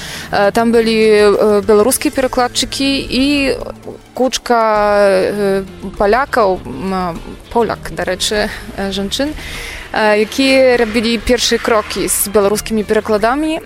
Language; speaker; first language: Belarusian; non-native, fluent; Polish